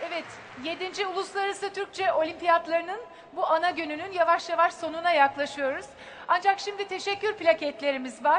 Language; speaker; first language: Turkish; native; Turkish